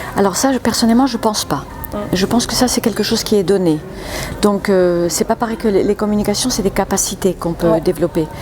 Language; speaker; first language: French; early bilingual, other home language; English